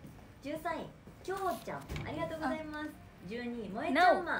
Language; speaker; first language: Japanese; native; Japanese